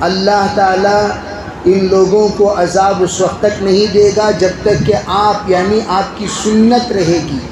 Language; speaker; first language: Urdu; native; Urdu